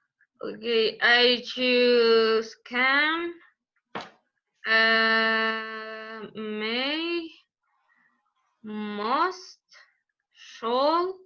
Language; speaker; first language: English; non-native, learner; Spanish